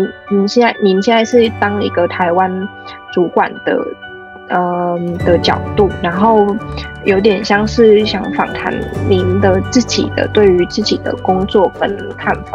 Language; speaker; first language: Chinese; non-native, fluent; Vietnamese